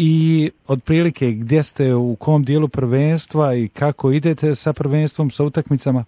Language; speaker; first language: Serbian; native; Serbian